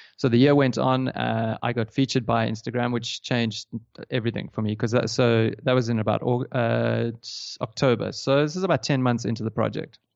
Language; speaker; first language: English; native; English